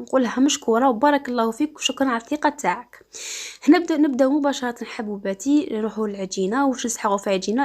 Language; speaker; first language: Arabic; native; Arabic